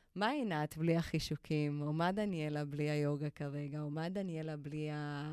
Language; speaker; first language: Hebrew; non-native, fluent; Spanish